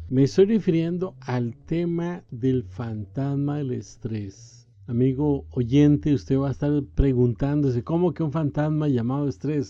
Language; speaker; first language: Spanish; native; Spanish